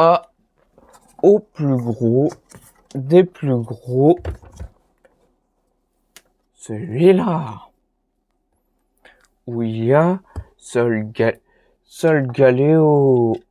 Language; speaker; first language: French; native; French